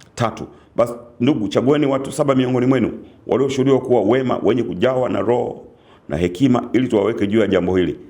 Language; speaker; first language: Swahili; native; Swahili